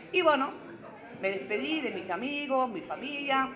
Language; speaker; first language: Spanish; non-native, fluent; German